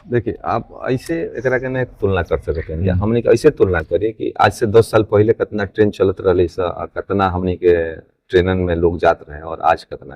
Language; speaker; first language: Bhojpuri; native; Bhojpuri